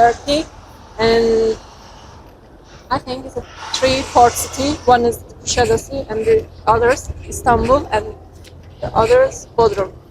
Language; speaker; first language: English; non-native, learner; Turkish